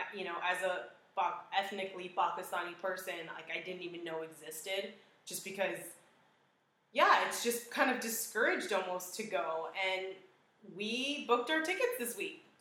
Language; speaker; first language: English; early bilingual, other home language; Urdu